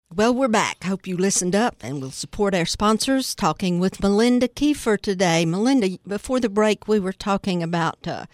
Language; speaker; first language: English; native; English